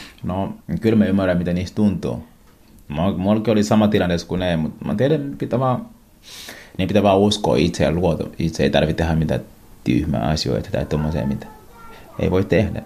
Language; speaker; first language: Finnish; non-native, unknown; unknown